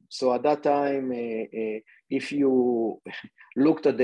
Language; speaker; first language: English; non-native, fluent; Hebrew